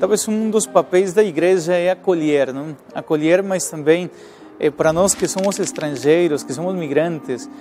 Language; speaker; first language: Portuguese; non-native, fluent; Spanish